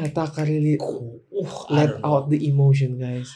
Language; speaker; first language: English; non-native, learner; Indonesian